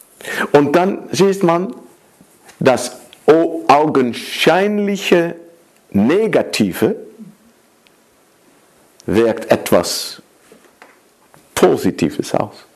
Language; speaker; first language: German; non-native, fluent; Dutch